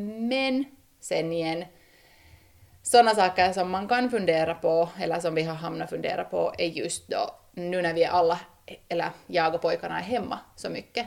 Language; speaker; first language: Swedish; native; Swedish